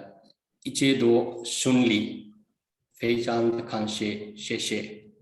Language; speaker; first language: Chinese; non-native, fluent; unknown